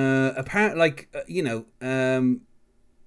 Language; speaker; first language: English; native; English